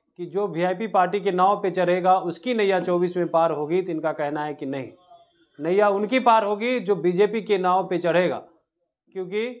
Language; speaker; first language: Hindi; native; Hindi